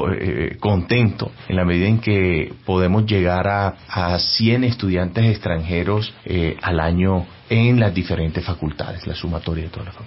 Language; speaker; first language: Spanish; native; Spanish